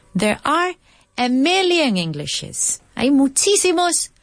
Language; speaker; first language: English; non-native, fluent; Spanish